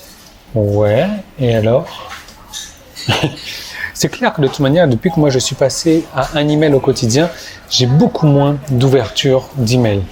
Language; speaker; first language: French; native; French